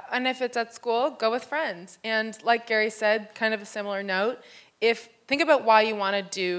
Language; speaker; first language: English; native; English